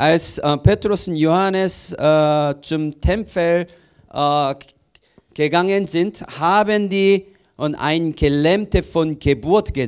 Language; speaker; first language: German; non-native, learner; Korean